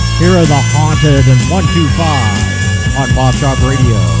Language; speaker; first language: English; native; English